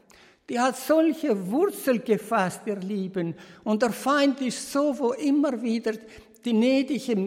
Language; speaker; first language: German; early bilingual, heritage; German